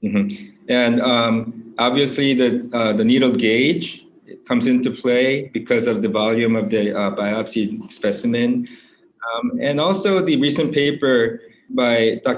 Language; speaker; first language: English; non-native, fluent; Korean